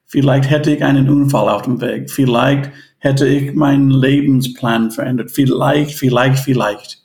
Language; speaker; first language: German; non-native, fluent; English